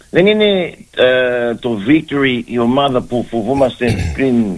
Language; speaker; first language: Greek; early bilingual, heritage; Greek